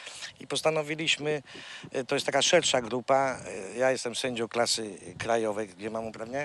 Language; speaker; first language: Polish; native; Polish